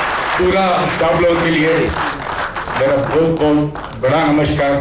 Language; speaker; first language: Hindi; non-native, local second language; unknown